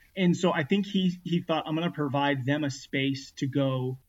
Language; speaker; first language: English; native; English